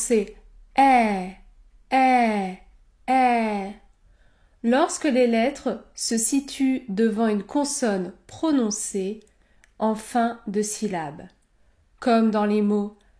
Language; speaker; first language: French; native; French